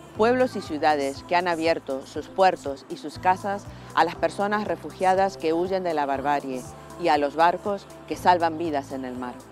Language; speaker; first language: Spanish; native; Spanish